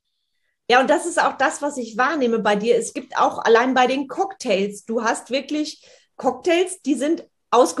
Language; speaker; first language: German; native; German